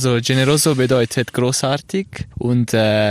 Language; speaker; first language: German; non-native, local second language; Italian